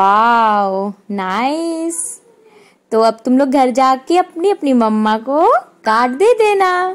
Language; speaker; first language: Hindi; native; Hindi